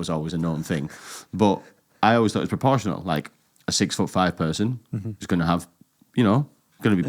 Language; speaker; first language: English; native; English